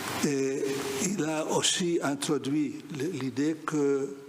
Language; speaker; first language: French; non-native, fluent; Greek